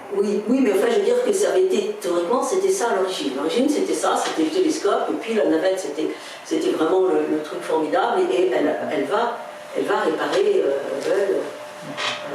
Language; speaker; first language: French; native; French